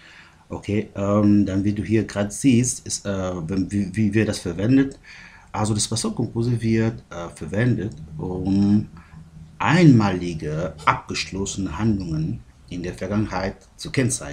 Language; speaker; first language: German; non-native, fluent; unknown